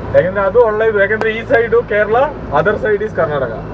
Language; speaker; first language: Kannada; non-native, fluent; Malayalam